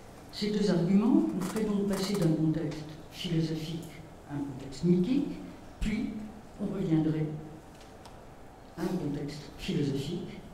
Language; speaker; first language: French; native; French